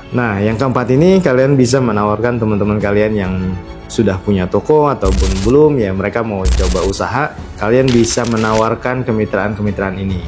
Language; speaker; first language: Indonesian; native; Indonesian